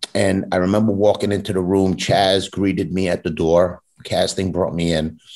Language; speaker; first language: English; native; English